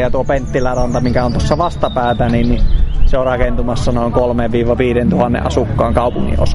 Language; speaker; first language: Finnish; native; Finnish